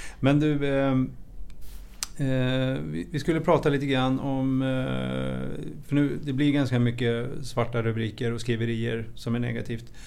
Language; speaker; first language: Swedish; native; Swedish